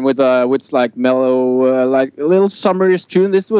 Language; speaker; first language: English; non-native, fluent; Norwegian